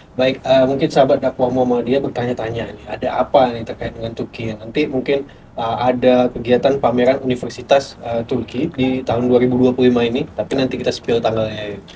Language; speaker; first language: Indonesian; native; Indonesian